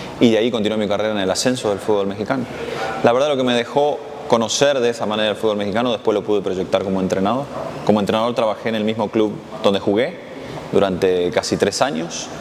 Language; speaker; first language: Spanish; native; Spanish